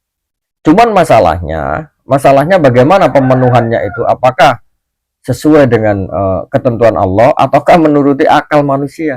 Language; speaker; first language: Indonesian; native; Indonesian